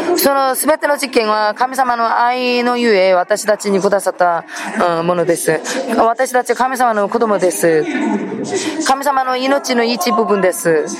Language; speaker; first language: Japanese; non-native, fluent; Korean